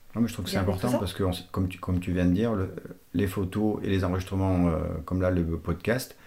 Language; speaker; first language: French; non-native, fluent; Portuguese